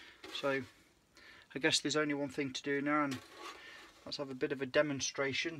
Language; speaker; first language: English; native; English